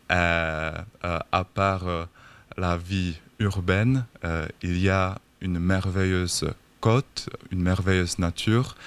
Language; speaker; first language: French; non-native, fluent; Czech